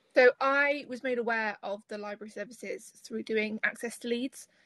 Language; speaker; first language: English; native; English